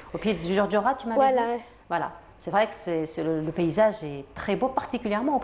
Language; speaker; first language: French; native; French